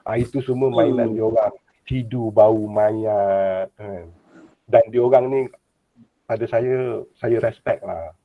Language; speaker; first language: Malay; native; Malay